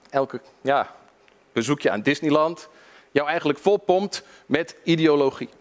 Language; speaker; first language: Dutch; early bilingual, other home language; English